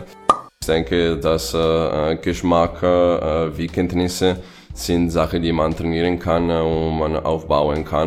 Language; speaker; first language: German; non-native, fluent; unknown